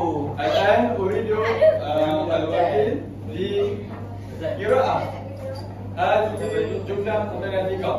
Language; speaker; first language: Arabic; non-native, learner; Malay